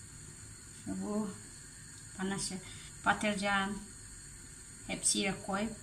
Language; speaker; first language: Turkish; non-native, learner; Indonesian